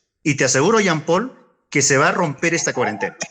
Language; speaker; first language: Spanish; native; Spanish